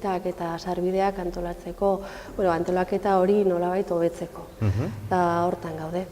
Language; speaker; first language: Basque; non-native, local second language; Spanish